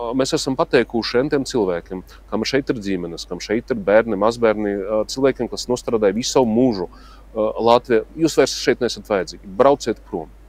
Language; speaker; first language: Latvian; non-native, local second language; Russian